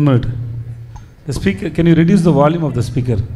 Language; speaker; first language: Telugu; non-native, learner; Tamil